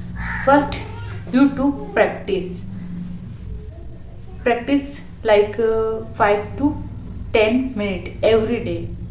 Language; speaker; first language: English; non-native, learner; Hindi